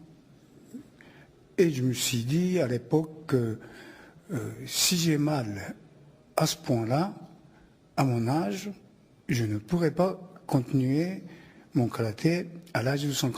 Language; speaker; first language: French; non-native, fluent; Japanese